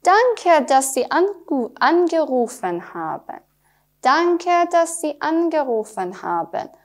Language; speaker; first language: German; non-native, fluent; Persian